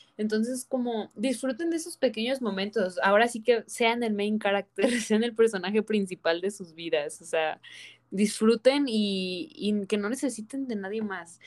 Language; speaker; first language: Spanish; native; Spanish